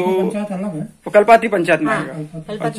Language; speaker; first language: Hindi; native; Hindi